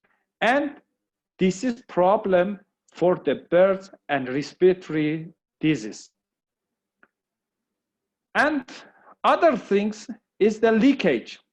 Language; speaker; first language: English; non-native, learner; Persian